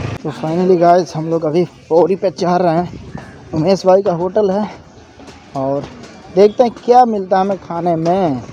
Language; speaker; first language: Hindi; non-native, local second language; Maithili